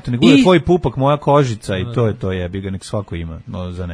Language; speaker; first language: Serbian; native; Serbian